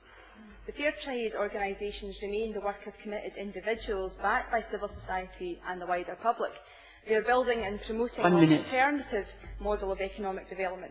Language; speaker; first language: English; native; English